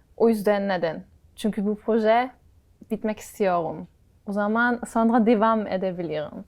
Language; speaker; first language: Turkish; non-native, learner; German